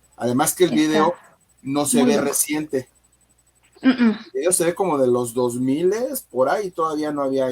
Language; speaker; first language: Spanish; native; Spanish